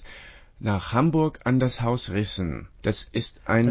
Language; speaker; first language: German; native; German